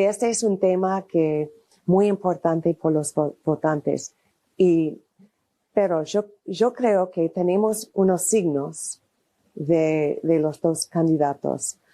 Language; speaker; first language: Spanish; non-native, fluent; English